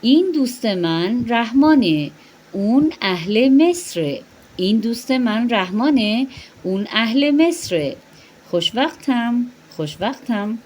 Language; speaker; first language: Persian; non-native, fluent; Urdu